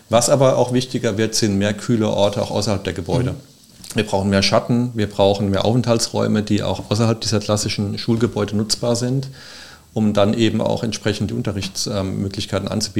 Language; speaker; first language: German; native; German